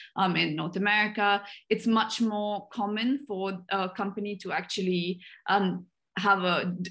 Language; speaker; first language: English; native; English